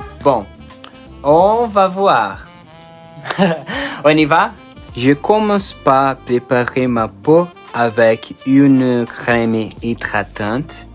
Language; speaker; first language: French; non-native, learner; Portuguese